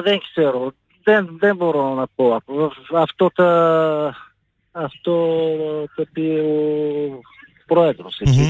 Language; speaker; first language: Greek; non-native, fluent; Bulgarian